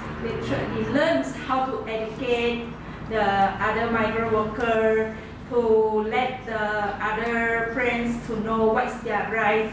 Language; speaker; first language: English; non-native, learner; Indonesian